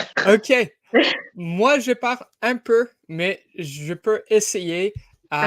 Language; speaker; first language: French; non-native, learner; English